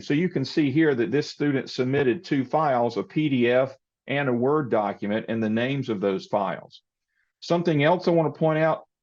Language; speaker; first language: English; native; English